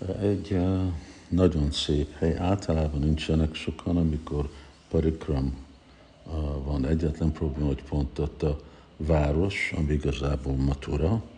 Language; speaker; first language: Hungarian; early bilingual, heritage; Hungarian